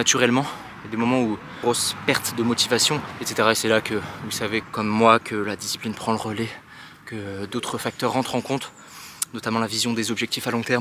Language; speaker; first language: French; native; French